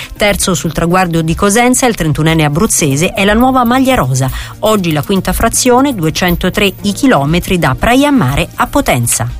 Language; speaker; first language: Italian; native; Italian